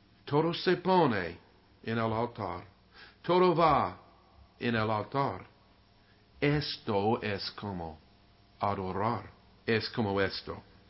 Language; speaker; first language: Spanish; non-native, learner; English